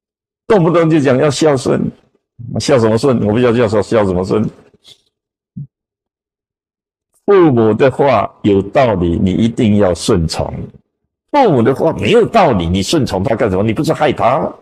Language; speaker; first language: Chinese; native; Chinese